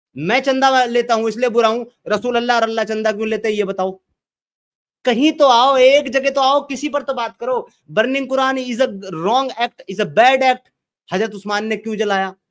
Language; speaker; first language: Hindi; native; Hindi